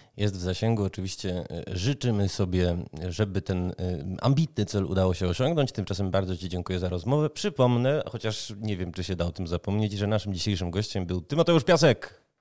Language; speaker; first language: Polish; native; Polish